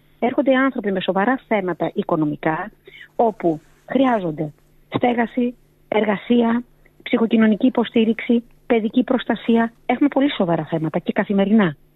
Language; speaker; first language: Greek; early bilingual, heritage; Greek